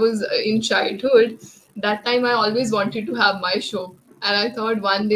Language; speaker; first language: English; non-native, local second language; Hindi